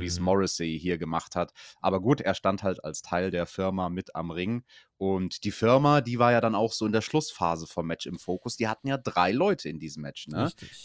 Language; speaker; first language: German; native; German